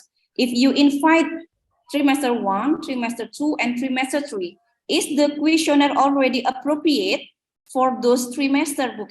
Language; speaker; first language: English; non-native, fluent; Indonesian